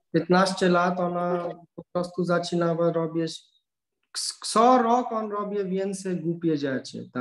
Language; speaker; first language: Polish; non-native, learner; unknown